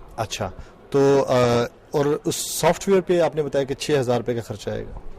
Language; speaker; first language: Urdu; native; Urdu